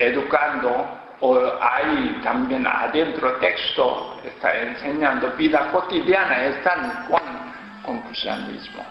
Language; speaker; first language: Spanish; non-native, learner; Korean